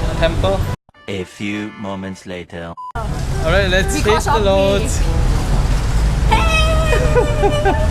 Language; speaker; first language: English; non-native, learner; Korean